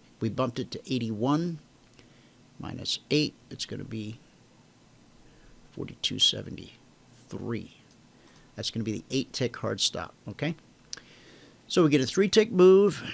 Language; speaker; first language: English; native; English